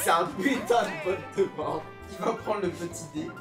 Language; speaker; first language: French; native; French